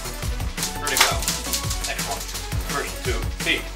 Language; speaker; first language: English; non-native, fluent; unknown